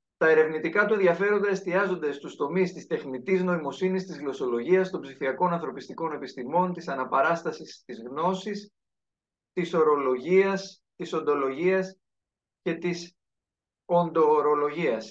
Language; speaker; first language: Greek; native; Greek